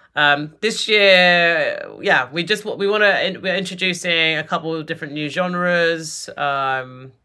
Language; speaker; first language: English; native; English